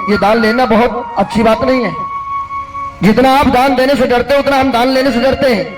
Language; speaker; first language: Hindi; native; Hindi